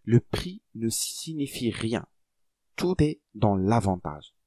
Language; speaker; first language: French; non-native, local second language; Arabic